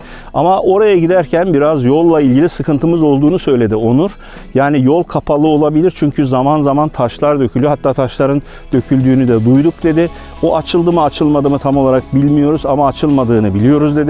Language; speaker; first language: Turkish; native; Turkish